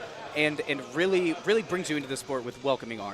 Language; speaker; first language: English; native; English